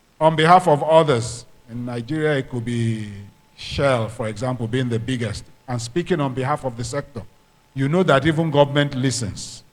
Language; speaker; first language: English; non-native, local second language; Yoruba